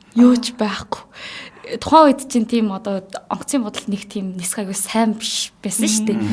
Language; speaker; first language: Mongolian; non-native, fluent; Korean